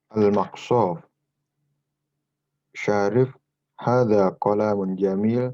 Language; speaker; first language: Arabic; non-native, learner; Indonesian